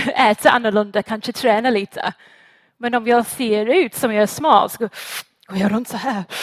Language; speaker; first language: Swedish; non-native, fluent; English